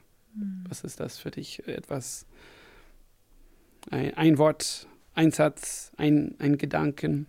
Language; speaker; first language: German; non-native, fluent; English